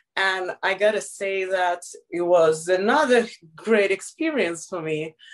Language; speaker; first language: English; non-native, fluent; Russian